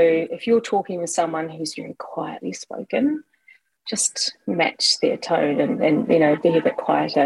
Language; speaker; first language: English; native; English